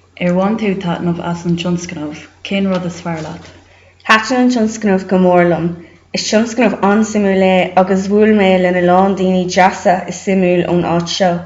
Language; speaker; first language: Irish; non-native, local second language; English